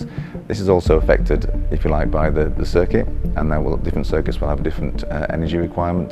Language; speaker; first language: English; native; English